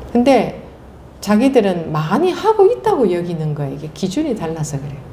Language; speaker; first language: Korean; native; Korean